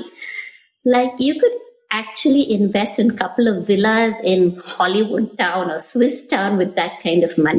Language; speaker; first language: English; non-native, local second language; Tamil